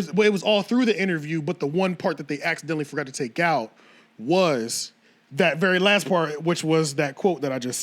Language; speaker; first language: English; native; English